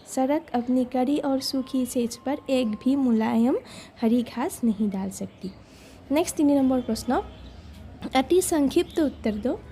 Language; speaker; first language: Hindi; non-native, local second language; Assamese